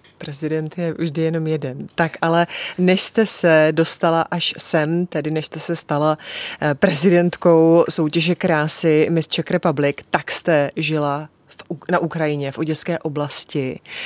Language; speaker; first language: Czech; native; Czech